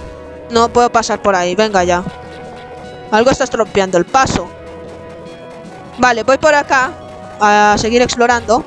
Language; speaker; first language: Spanish; native; Spanish